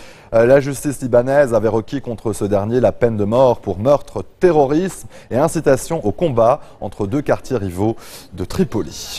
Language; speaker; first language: French; non-native, local second language; Arabic